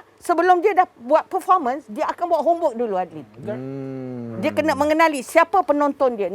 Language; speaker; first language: Malay; native; Malay